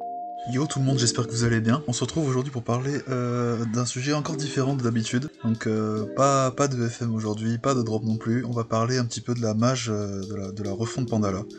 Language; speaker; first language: French; native; French